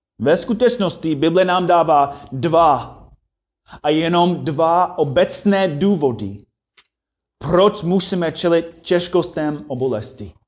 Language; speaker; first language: Czech; non-native, fluent; English